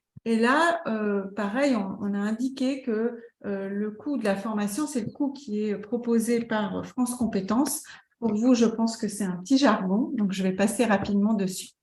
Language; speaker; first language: French; native; French